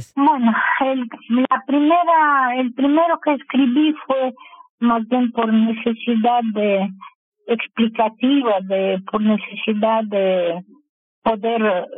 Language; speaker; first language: Spanish; non-native, fluent; Russian